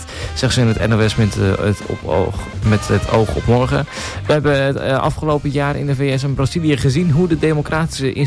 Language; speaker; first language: Dutch; native; Dutch